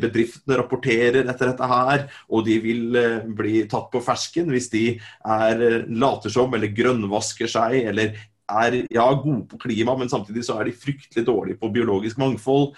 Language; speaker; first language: Norwegian; native; Norwegian